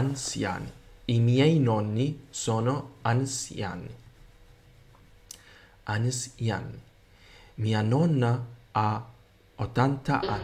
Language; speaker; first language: Italian; non-native, learner; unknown